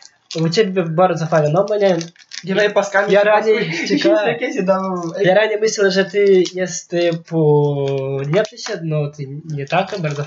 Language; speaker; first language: Polish; non-native, local second language; Lithuanian